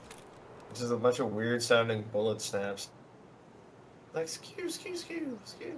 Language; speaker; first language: English; native; English